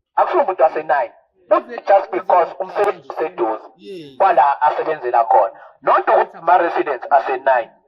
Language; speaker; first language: Zulu; native; Zulu